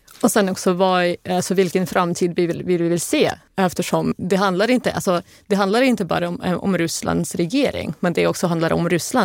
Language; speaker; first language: Swedish; non-native, fluent; Russian